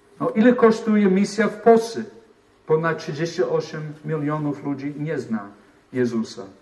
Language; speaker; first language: Polish; non-native, fluent; English